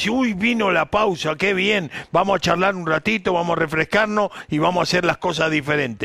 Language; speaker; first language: Spanish; native; Spanish